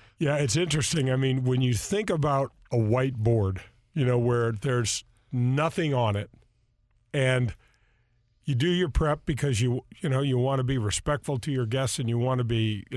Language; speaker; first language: English; native; English